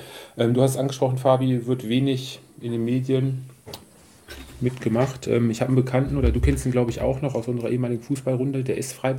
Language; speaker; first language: German; native; German